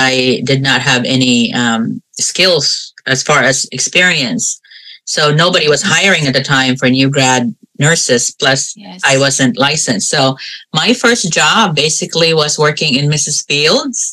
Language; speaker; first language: English; non-native, local second language; Cebuano